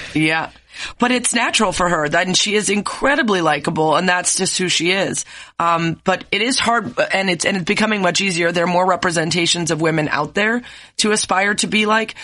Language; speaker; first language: English; native; English